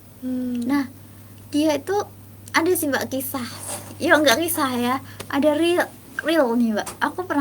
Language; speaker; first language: Indonesian; native; Indonesian